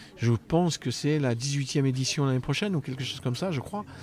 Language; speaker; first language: French; native; French